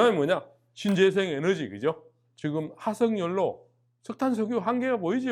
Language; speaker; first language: Korean; native; Korean